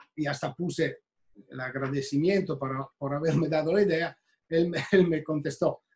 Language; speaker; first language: Spanish; non-native, fluent; Italian